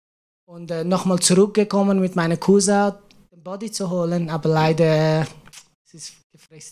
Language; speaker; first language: German; non-native, learner; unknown